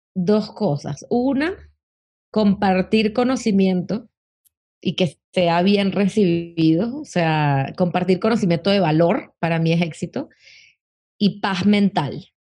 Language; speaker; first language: Spanish; native; Spanish